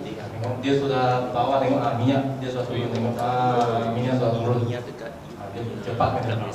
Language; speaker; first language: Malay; non-native, local second language; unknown